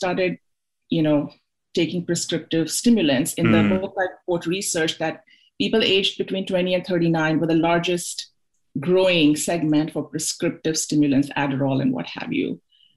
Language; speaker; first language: English; non-native, local second language; Hindi